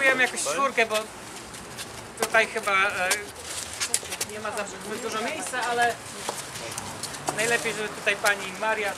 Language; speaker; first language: Polish; native; Polish